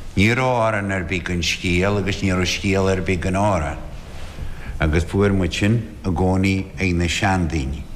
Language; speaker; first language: Irish; native; Irish